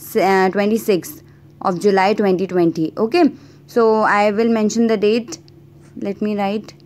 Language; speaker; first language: Hindi; native; Hindi